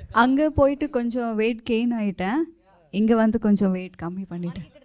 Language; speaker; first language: Tamil; non-native, learner; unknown